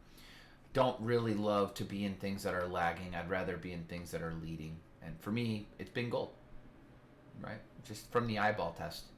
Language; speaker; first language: English; native; English